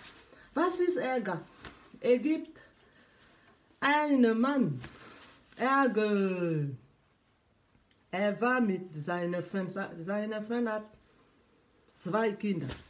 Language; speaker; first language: German; non-native, learner; French